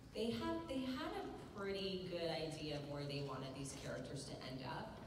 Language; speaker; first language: English; native; English